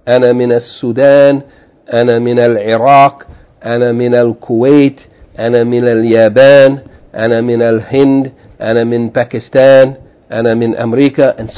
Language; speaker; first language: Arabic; non-native, fluent; English